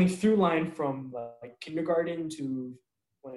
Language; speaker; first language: English; native; English